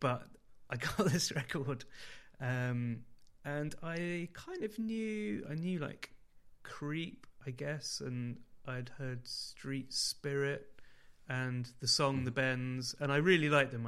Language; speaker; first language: English; native; English